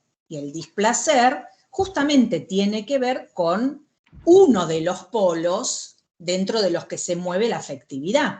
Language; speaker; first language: Spanish; native; Spanish